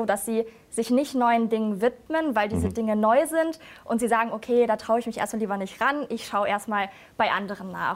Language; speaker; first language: German; native; German